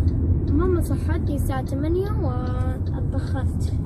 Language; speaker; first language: Arabic; native; Arabic